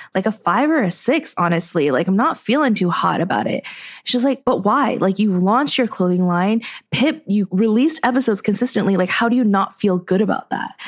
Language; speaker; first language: English; native; English